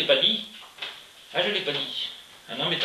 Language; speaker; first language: French; native; French